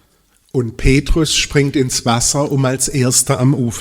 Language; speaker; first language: German; native; German